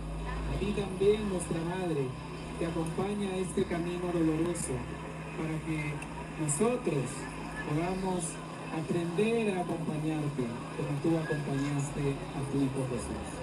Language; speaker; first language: Spanish; native; Spanish